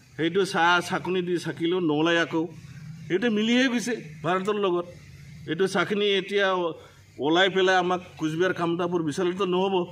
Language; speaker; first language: Assamese; non-native, local second language; Bodo